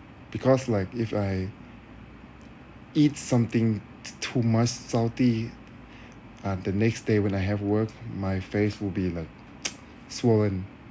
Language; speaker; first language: English; non-native, learner; Thai